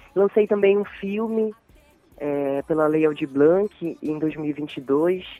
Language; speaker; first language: Portuguese; native; Portuguese